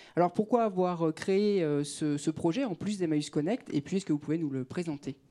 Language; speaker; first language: French; native; French